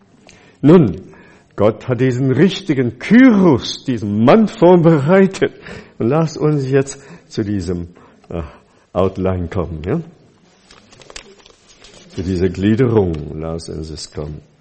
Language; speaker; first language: German; non-native, fluent; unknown